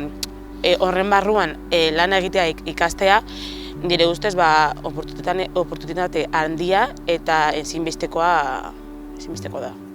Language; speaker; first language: Basque; non-native, local second language; Spanish